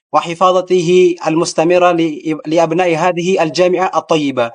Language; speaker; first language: Arabic; non-native, fluent; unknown